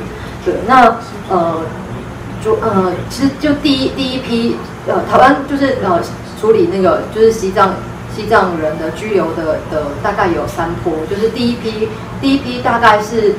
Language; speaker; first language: Chinese; native; Chinese